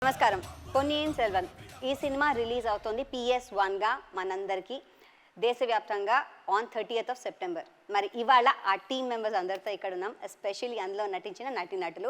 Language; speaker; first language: Telugu; native; Telugu